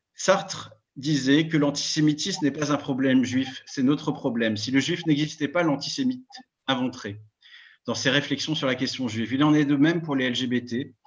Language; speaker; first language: French; native; French